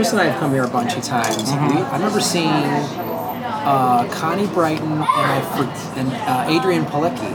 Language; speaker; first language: English; native; English